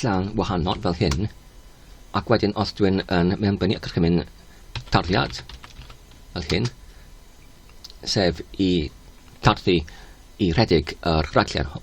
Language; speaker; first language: Welsh; non-native, learner; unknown